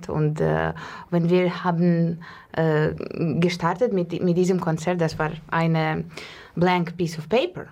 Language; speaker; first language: German; non-native, fluent; Russian